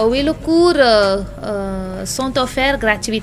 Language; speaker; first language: French; non-native, fluent; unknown